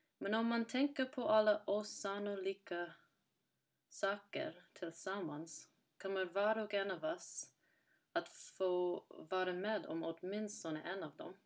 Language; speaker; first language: Swedish; non-native, learner; English